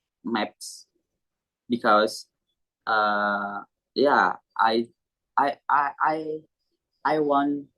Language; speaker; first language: English; non-native, learner; Indonesian